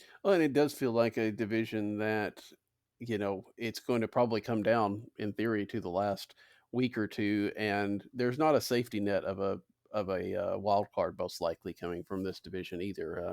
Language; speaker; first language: English; native; English